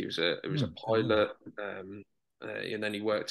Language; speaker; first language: English; native; English